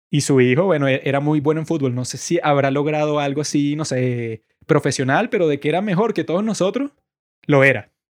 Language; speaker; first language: Spanish; native; Spanish